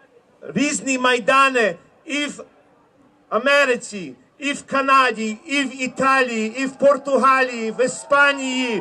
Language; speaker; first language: Ukrainian; early bilingual, heritage; Ukrainian